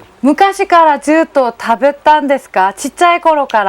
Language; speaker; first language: Japanese; non-native, learner; Korean